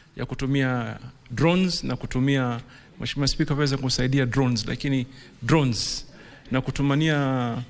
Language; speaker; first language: Swahili; native; Swahili